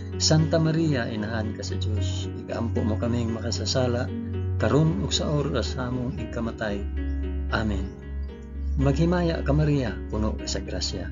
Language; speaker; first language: Cebuano; non-native, local second language; Hiligaynon